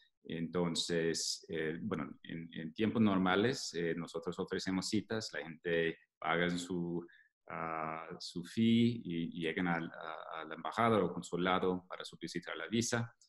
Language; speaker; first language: Spanish; non-native, fluent; English